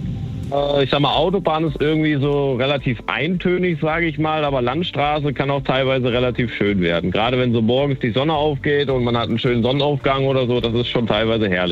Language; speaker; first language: German; native; German